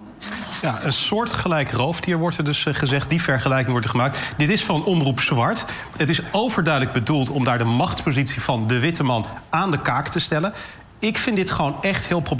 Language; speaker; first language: Dutch; native; Dutch